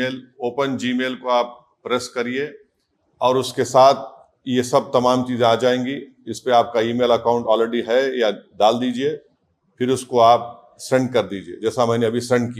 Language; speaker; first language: Hindi; native; Hindi